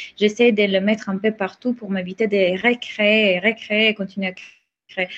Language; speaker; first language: French; non-native, fluent; Italian